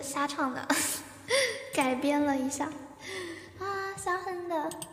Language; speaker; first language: Chinese; early bilingual, heritage; Chinese